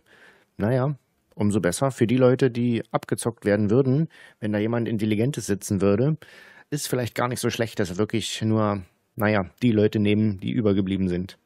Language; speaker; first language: German; native; German